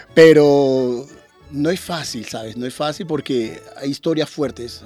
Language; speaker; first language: Spanish; native; Spanish